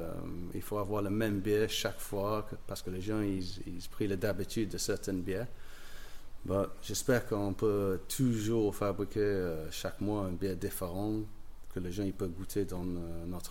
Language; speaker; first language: French; non-native, learner; English